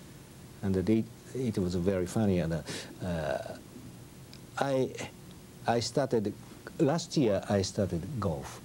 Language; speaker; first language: English; non-native, learner; Japanese